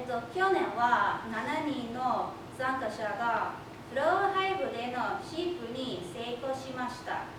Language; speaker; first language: Japanese; non-native, fluent; English